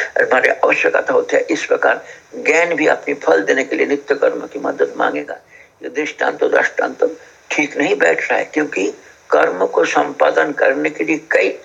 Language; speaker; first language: Hindi; native; Hindi